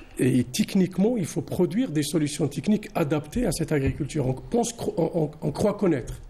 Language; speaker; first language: French; non-native, local second language; Arabic